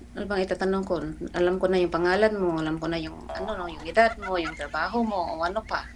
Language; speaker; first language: Filipino; non-native, local second language; Cebuano